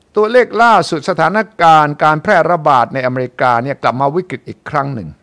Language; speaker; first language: Thai; native; Thai